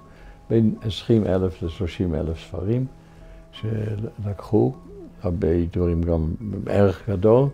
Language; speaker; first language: Hebrew; non-native, fluent; Dutch